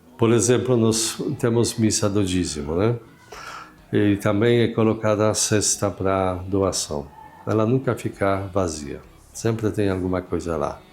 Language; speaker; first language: Portuguese; non-native, fluent; Polish